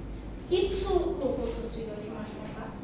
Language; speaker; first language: Japanese; non-native, fluent; Bangla